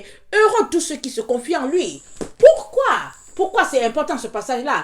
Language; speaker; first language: French; native; French